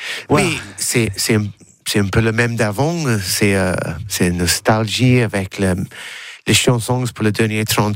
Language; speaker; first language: French; non-native, learner; English